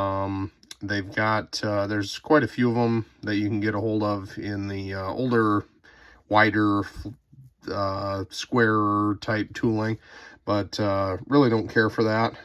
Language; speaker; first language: English; native; English